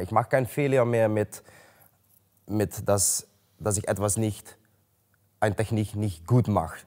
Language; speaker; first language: German; non-native, learner; Dutch